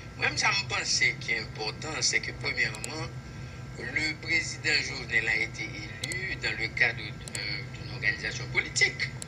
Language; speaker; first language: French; non-native, local second language; Haitian Creole